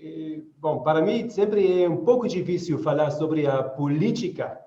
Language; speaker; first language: Portuguese; non-native, learner; German